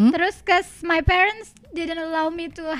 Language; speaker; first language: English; non-native, learner; Indonesian